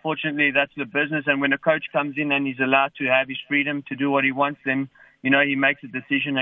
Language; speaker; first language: English; native; English